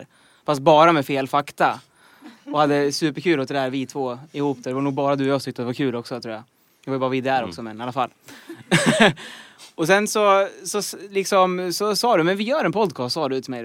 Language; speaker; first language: Swedish; native; Swedish